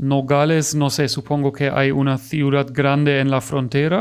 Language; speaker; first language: Spanish; non-native, fluent; German